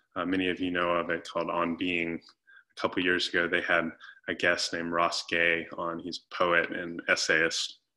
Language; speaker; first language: English; native; English